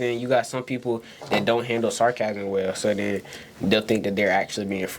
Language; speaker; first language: English; native; English